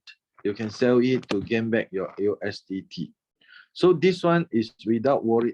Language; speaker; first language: English; non-native, fluent; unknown